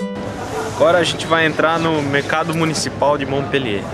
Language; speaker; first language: Portuguese; native; Portuguese